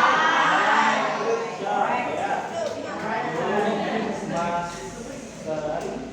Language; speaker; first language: English; non-native, learner; Indonesian